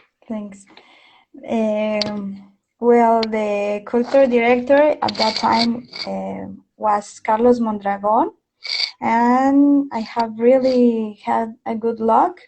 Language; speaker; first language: English; non-native, fluent; Spanish